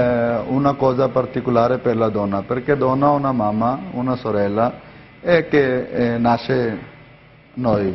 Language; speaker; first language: Italian; non-native, learner; Punjabi